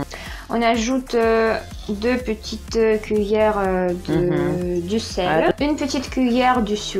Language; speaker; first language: French; non-native, fluent; Russian